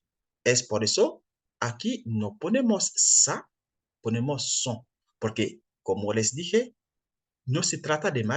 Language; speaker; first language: Spanish; non-native, fluent; French